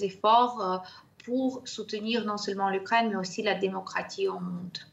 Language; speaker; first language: French; non-native, fluent; Ukrainian